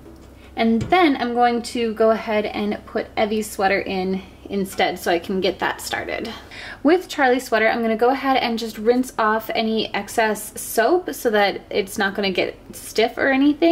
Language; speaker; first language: English; native; English